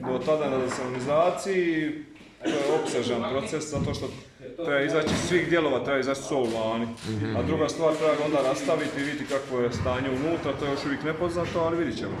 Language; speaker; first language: Croatian; native; Croatian